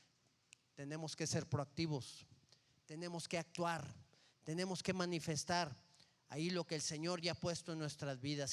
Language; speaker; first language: Spanish; native; Spanish